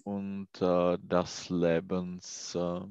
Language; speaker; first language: German; non-native, learner; Czech